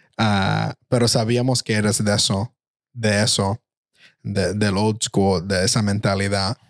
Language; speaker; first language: Spanish; early bilingual, heritage; Spanish